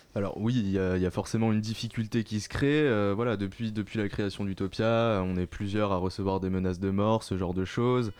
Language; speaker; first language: French; native; French